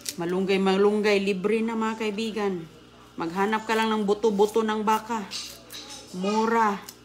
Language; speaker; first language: Filipino; non-native, local second language; Cebuano